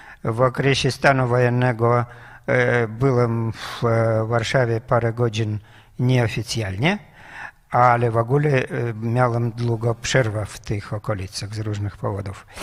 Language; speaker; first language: Polish; non-native, fluent; Russian